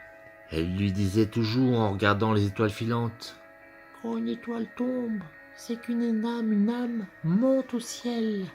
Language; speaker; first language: French; native; French